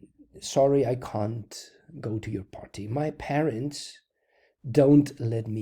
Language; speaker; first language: English; non-native, fluent; Spanish